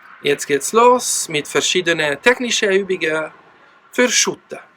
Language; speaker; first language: German; non-native, learner; French